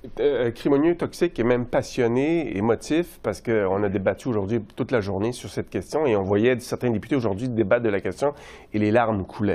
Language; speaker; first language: French; native; French